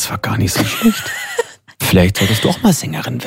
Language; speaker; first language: German; native; German